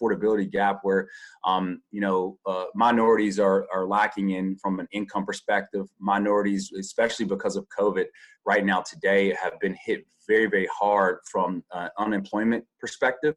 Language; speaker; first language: English; native; English